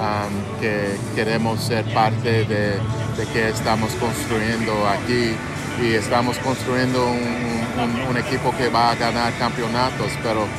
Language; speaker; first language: Spanish; non-native, fluent; English